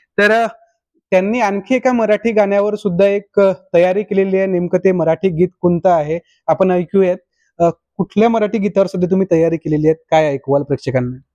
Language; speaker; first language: Marathi; native; Marathi